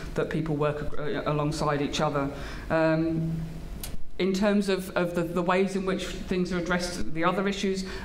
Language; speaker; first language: English; native; English